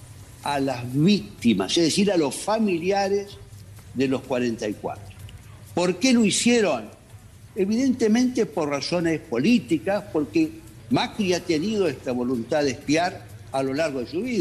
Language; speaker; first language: Spanish; native; Spanish